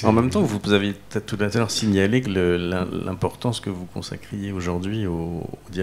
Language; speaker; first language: French; native; French